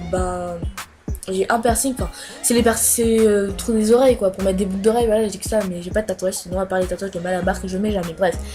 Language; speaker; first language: French; native; French